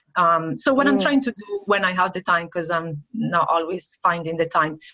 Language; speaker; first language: English; non-native, fluent; Italian